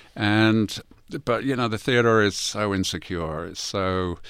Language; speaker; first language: English; native; English